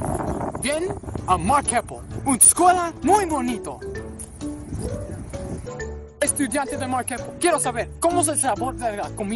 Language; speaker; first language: Spanish; non-native, learner; English